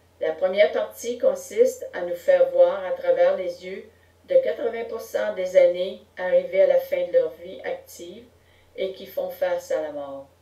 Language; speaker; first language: French; native; French